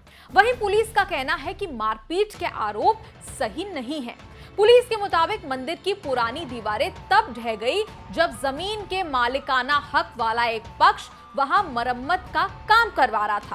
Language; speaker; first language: Hindi; native; Hindi